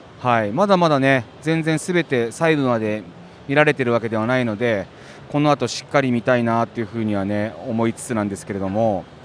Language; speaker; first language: Japanese; native; Japanese